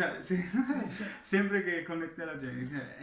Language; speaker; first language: Italian; early bilingual, heritage; English